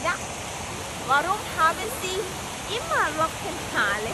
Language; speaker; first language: German; non-native, learner; Thai